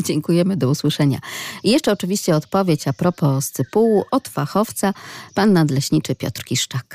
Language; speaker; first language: Polish; native; Polish